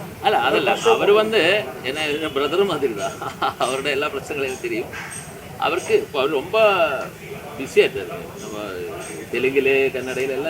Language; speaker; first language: Tamil; non-native, learner; Malayalam